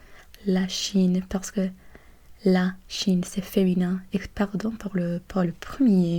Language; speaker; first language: French; non-native, learner; English